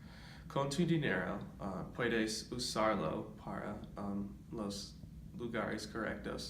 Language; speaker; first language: Spanish; non-native, learner; English